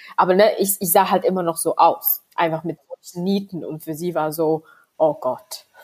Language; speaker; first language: German; early bilingual, other home language; Vietnamese